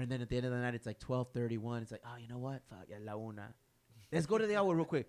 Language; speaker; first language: English; early bilingual, other home language; Spanish